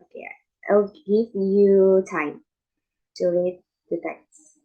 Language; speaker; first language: English; non-native, fluent; Indonesian